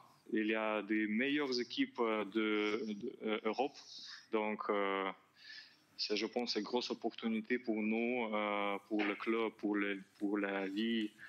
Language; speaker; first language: French; non-native, learner; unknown